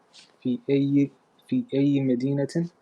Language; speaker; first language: Arabic; non-native, learner; English